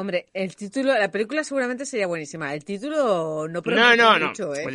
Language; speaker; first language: Spanish; native; Spanish